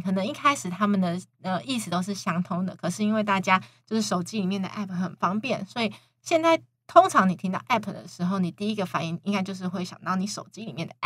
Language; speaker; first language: Chinese; native; Chinese